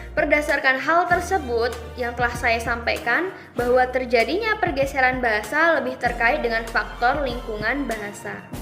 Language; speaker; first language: Indonesian; non-native, local second language; Malay